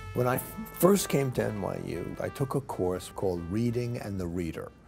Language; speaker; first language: English; native; English